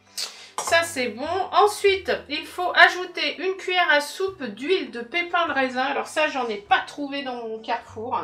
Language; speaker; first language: French; native; French